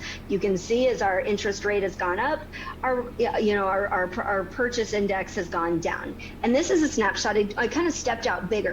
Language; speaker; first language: English; native; English